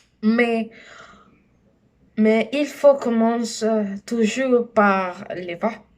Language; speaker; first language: French; non-native, learner; Spanish